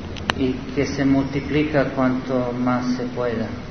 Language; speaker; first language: Spanish; non-native, learner; Serbian